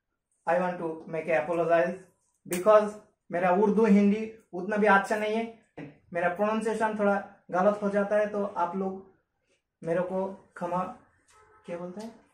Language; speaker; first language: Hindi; non-native, learner; Bangla